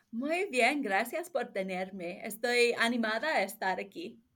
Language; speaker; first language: Spanish; non-native, learner; English